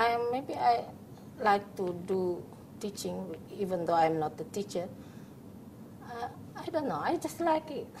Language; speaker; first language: English; non-native, learner; Indonesian